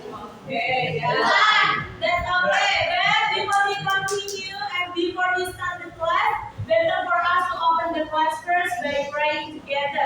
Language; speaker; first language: English; non-native, learner; Indonesian